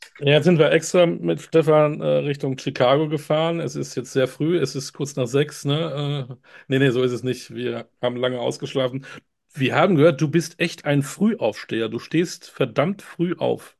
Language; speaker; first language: German; native; German